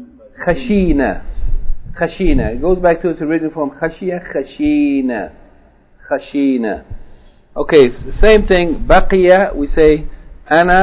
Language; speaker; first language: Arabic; non-native, fluent; English